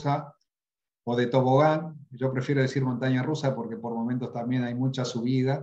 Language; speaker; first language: Spanish; native; Spanish